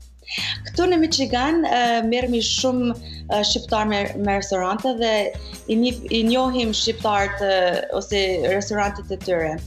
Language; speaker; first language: Albanian; early bilingual, heritage; Albanian